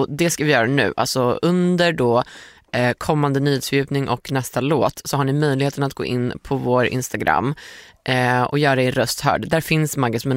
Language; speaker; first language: Swedish; native; Swedish